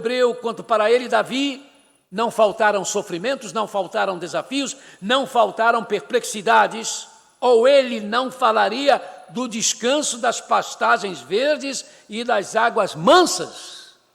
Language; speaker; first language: Portuguese; native; Portuguese